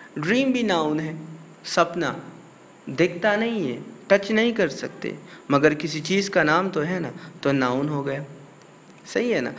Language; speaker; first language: Urdu; non-native, local second language; Pashto